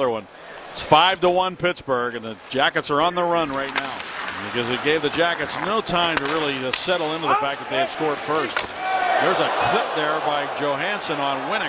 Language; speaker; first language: English; native; English